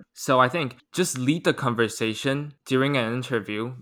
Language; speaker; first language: English; non-native, fluent; Chinese